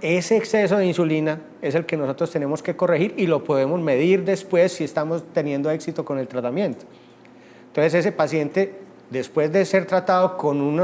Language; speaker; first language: Spanish; native; Spanish